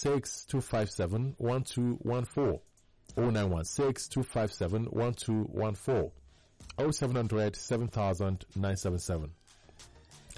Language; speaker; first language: English; non-native, local second language; Igbo